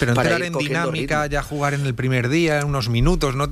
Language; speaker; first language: Spanish; native; Spanish